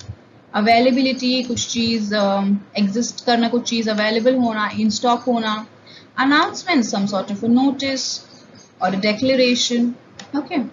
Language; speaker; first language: English; non-native, local second language; Hindi